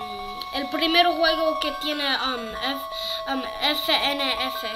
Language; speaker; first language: Spanish; early bilingual, heritage; English